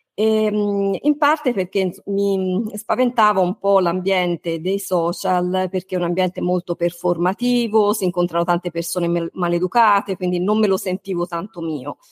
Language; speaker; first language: Italian; native; Italian